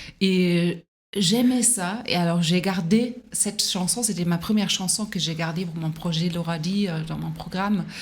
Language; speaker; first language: French; non-native, fluent; German